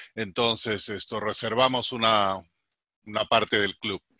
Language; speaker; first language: Spanish; native; Spanish